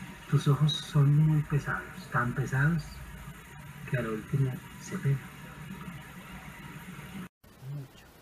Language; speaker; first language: Spanish; native; Spanish